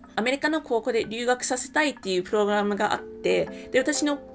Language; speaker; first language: Japanese; non-native, fluent; English